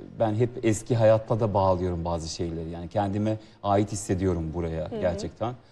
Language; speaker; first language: Turkish; non-native, fluent; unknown